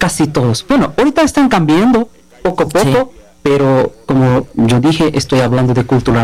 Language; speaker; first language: Spanish; non-native, learner; Bangla